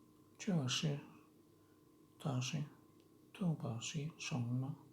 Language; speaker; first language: Chinese; non-native, learner; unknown